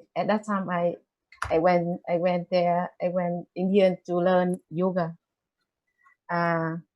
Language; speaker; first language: English; non-native, learner; Vietnamese